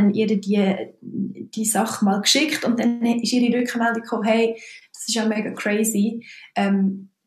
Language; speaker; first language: German; native; German